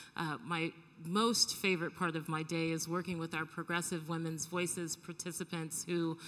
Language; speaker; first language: English; native; English